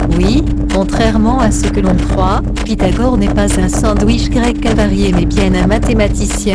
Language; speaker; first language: French; native; French